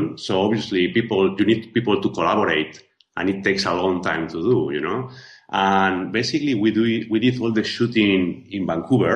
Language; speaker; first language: English; non-native, fluent; Spanish